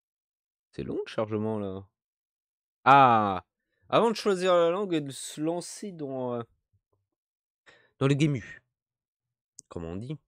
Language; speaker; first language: French; native; French